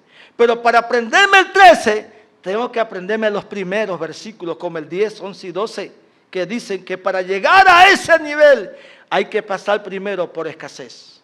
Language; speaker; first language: Spanish; native; Spanish